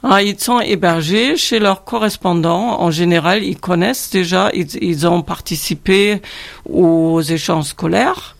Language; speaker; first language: French; non-native, fluent; German